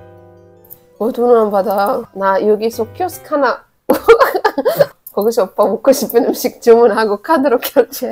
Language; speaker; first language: Korean; non-native, fluent; Arabic